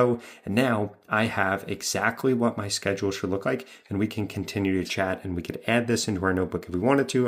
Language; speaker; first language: English; native; English